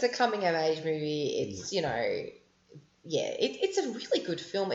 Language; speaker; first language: English; native; English